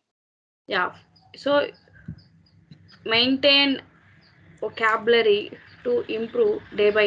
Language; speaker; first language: English; non-native, learner; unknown